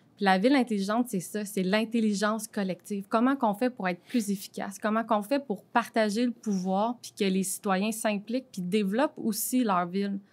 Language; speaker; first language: French; native; French